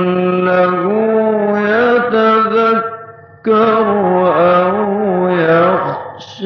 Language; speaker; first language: Arabic; native; Arabic